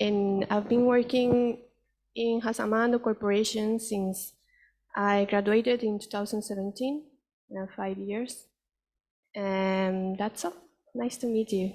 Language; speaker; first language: English; non-native, fluent; Spanish